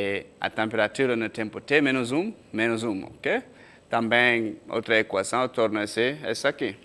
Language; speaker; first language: Portuguese; non-native, fluent; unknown